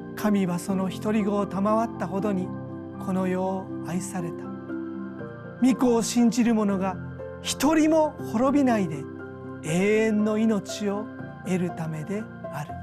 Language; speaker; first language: Japanese; native; Japanese